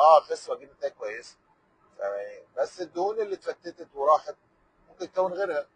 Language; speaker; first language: Arabic; native; Arabic